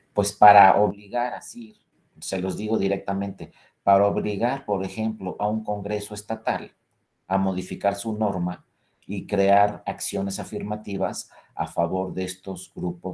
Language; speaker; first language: Spanish; native; Spanish